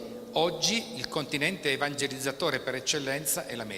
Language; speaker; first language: Italian; native; Italian